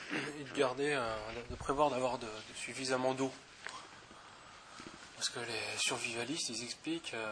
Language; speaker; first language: French; native; French